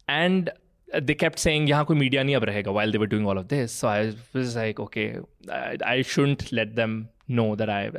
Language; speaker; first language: English; non-native, local second language; Punjabi